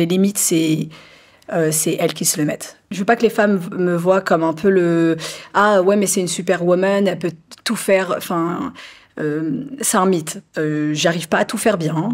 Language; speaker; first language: French; early bilingual, other home language; Arabic